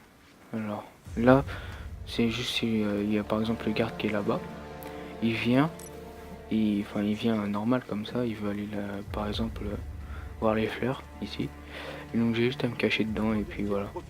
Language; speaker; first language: French; native; French